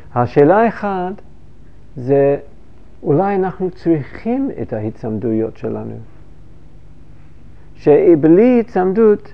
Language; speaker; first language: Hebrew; non-native, fluent; English